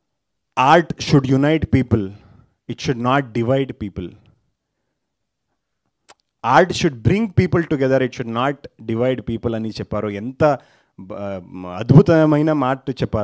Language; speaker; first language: Telugu; non-native, learner; Kannada